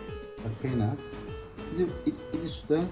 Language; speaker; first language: Russian; non-native, learner; Turkish